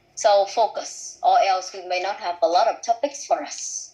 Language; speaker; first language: English; non-native, fluent; Vietnamese